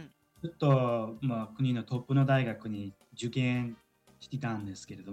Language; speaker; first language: Japanese; non-native, fluent; Uzbek